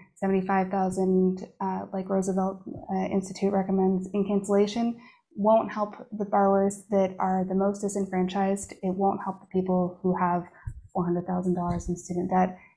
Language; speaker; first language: English; native; English